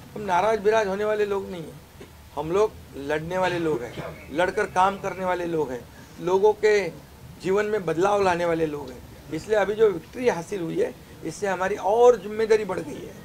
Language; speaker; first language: Hindi; non-native, local second language; Marathi